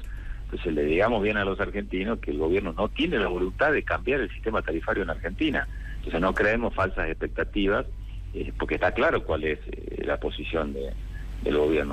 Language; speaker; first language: Spanish; native; Spanish